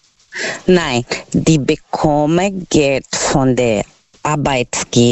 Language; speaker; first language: German; non-native, learner; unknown